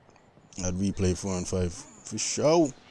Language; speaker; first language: English; native; English